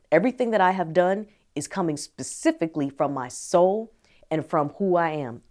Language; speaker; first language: English; native; English